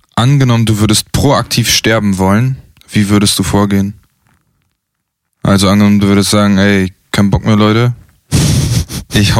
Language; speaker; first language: German; native; German